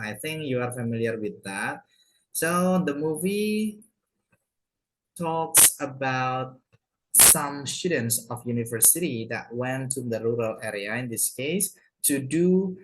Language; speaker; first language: English; non-native, fluent; Indonesian